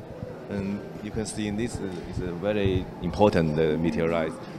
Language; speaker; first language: English; non-native, fluent; Chinese